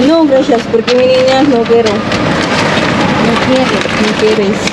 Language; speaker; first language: Spanish; non-native, learner; Filipino